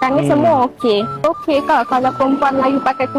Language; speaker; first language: Malay; native; Malay